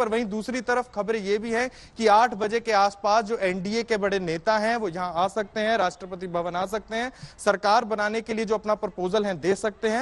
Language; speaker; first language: Hindi; native; Hindi